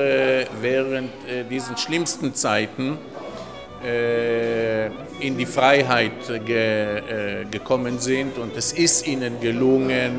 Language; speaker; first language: German; non-native, fluent; Serbian